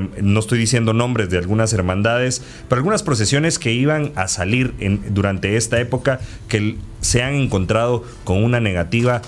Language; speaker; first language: Spanish; native; Spanish